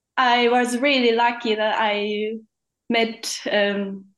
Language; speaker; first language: English; non-native, fluent; Japanese